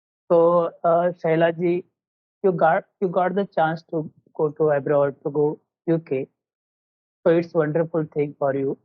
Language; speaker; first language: English; non-native, learner; Marathi